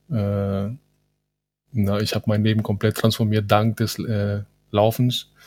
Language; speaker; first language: German; non-native, fluent; Spanish